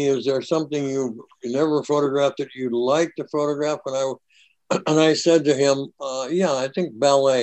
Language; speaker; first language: English; native; English